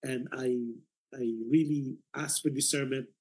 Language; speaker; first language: English; non-native, local second language; Filipino